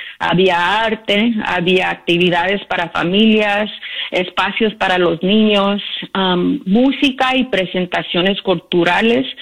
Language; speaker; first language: Spanish; early bilingual, heritage; Spanish